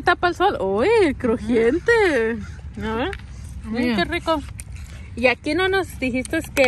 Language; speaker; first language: Spanish; early bilingual, heritage; Spanish